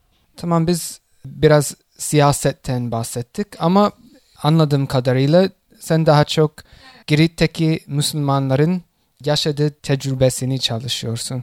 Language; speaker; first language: Turkish; non-native, fluent; English